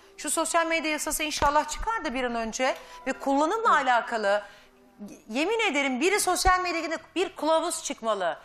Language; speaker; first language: Turkish; native; Turkish